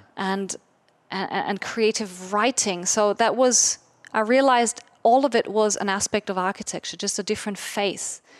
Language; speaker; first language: English; non-native, fluent; German